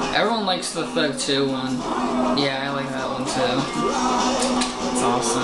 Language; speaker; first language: English; native; English